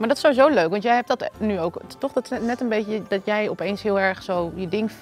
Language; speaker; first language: Dutch; native; Dutch